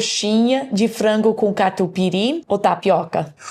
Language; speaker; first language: Portuguese; non-native, learner; English